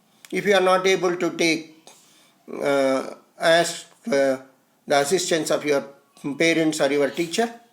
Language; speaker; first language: English; non-native, local second language; Telugu